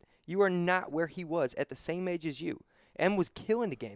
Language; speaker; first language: English; native; English